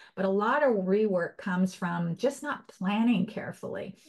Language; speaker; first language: English; native; English